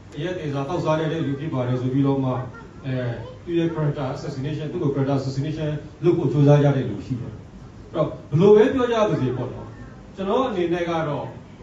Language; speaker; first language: Burmese; non-native, local second language; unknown